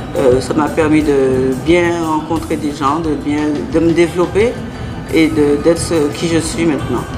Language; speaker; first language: French; native; French